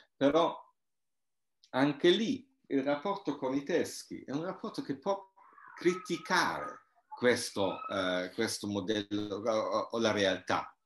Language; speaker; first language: Italian; non-native, fluent; German